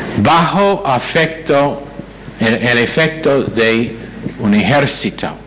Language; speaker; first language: Spanish; non-native, fluent; English